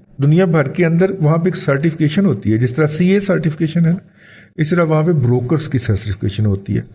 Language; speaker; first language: Urdu; non-native, local second language; Punjabi